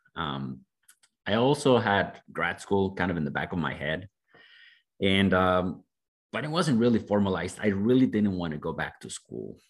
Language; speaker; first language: English; non-native, fluent; Spanish